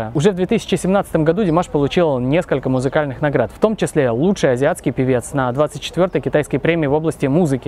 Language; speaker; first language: Russian; native; Russian